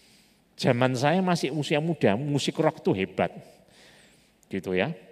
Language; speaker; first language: Indonesian; native; Indonesian